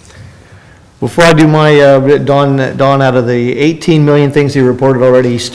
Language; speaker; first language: English; native; English